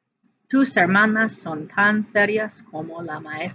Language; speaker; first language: Spanish; non-native, fluent; English